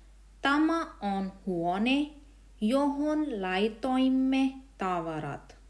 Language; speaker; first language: Finnish; non-native, fluent; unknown